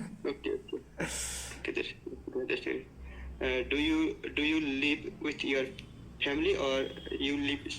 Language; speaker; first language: English; non-native, learner; Nepali